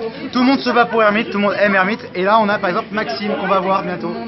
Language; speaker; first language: French; native; French